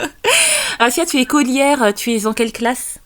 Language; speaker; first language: French; native; French